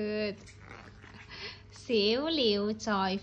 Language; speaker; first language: Chinese; non-native, local second language; Cantonese